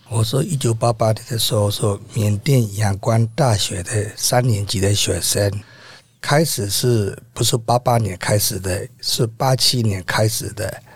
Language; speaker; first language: Chinese; non-native, fluent; Burmese